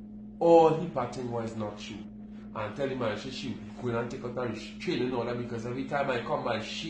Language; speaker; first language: English; native; English